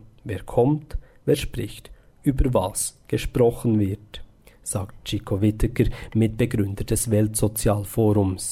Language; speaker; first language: German; native; German